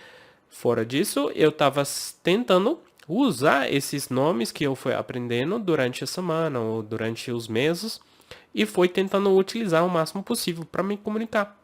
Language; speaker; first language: Portuguese; non-native, fluent; English